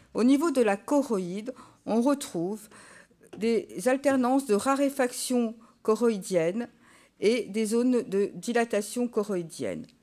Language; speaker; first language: French; native; French